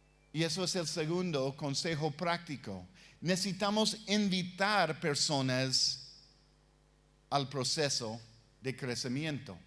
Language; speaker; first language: Spanish; non-native, fluent; English